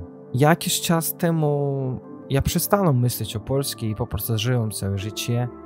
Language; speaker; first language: Polish; non-native, learner; Azerbaijani